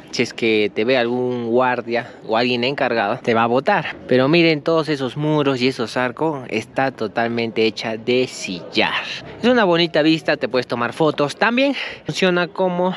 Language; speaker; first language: Spanish; native; Spanish